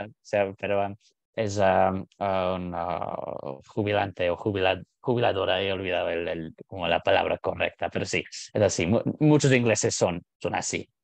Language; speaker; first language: Spanish; non-native, fluent; English